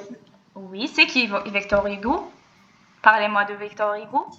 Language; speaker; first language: French; non-native, local second language; Arabic